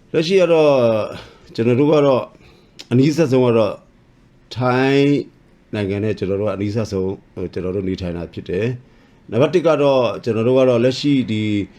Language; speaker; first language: Burmese; non-native, local second language; S'gaw Karen